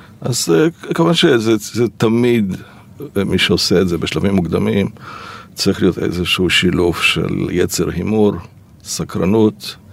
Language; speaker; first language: Hebrew; early bilingual, other home language; Polish